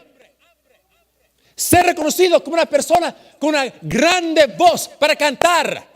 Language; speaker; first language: Spanish; early bilingual, heritage; English